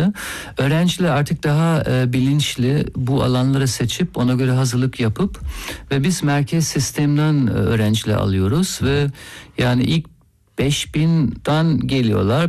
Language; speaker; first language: Turkish; non-native, fluent; German